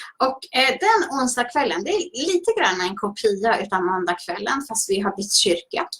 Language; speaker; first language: Swedish; native; Swedish